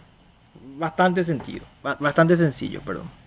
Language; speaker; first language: Spanish; native; Spanish